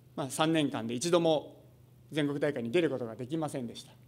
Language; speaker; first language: Japanese; native; Japanese